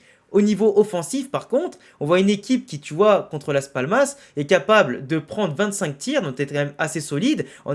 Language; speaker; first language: French; native; French